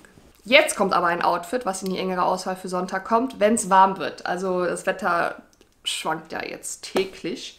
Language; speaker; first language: German; native; German